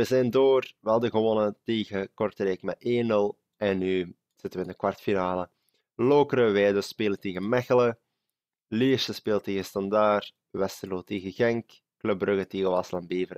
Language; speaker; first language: Dutch; native; Dutch